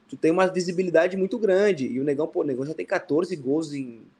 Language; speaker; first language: Portuguese; native; Portuguese